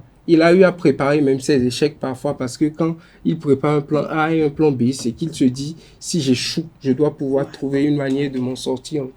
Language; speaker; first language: French; non-native, local second language; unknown